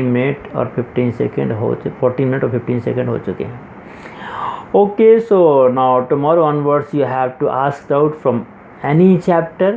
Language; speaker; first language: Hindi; native; Hindi